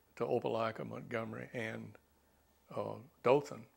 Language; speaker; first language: English; native; English